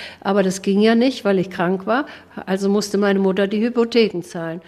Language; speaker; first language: German; native; German